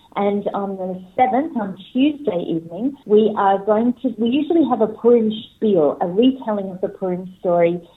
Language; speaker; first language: English; native; English